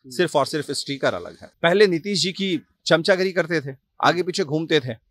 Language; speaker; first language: Hindi; native; Hindi